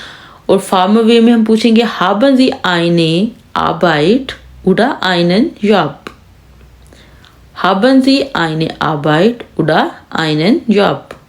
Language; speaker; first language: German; non-native, fluent; Urdu